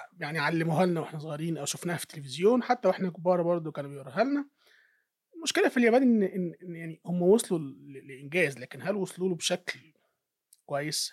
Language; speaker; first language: Arabic; native; Arabic